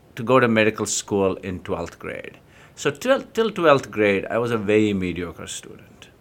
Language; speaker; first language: English; non-native, local second language; Kashmiri